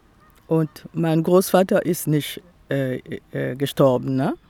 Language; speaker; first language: German; non-native, fluent; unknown